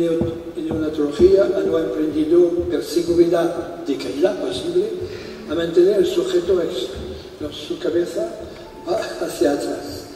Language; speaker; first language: Spanish; non-native, fluent; French